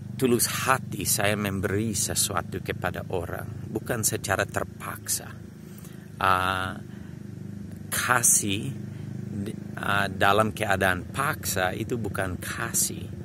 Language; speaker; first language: Indonesian; non-native, fluent; English